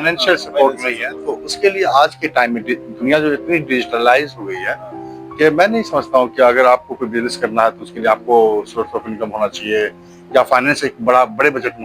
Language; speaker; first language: Hindi; native; Hindi